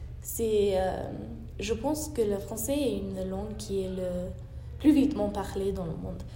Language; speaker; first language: French; non-native, learner; English